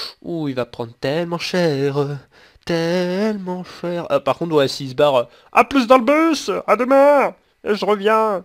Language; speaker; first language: French; native; French